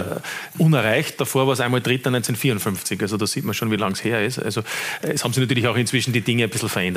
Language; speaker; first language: German; native; German